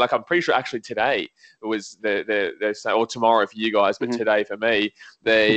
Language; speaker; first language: English; native; English